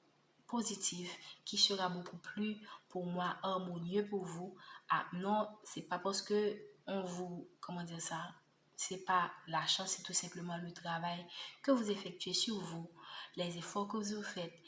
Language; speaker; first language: French; native; French